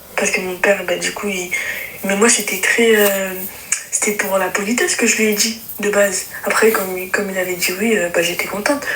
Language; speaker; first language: French; early bilingual, other home language; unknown